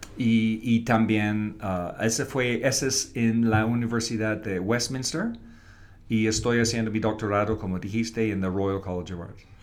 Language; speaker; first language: Spanish; non-native, fluent; English